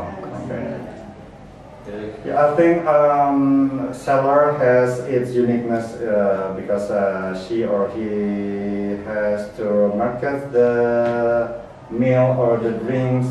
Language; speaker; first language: English; non-native, learner; Indonesian